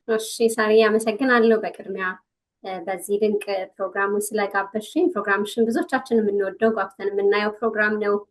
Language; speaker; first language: Amharic; native; Amharic